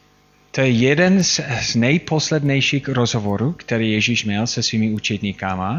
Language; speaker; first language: Czech; non-native, fluent; English